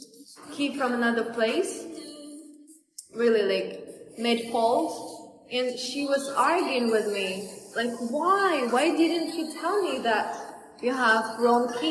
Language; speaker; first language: English; non-native, fluent; Russian